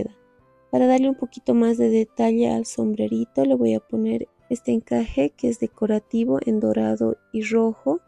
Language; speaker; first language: Spanish; native; Spanish